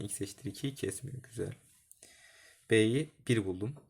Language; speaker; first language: Turkish; native; Turkish